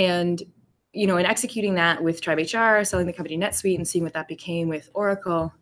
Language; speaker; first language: English; native; English